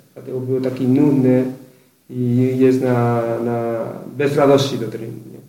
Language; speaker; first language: Polish; non-native, learner; Spanish